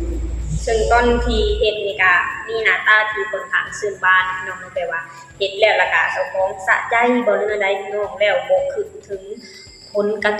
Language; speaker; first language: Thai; non-native, local second language; Northeastern Thai